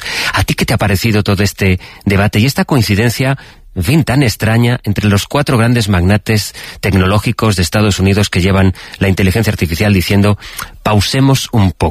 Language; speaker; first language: Spanish; native; Spanish